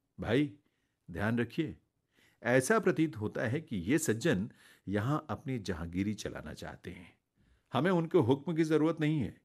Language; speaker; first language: Hindi; native; Hindi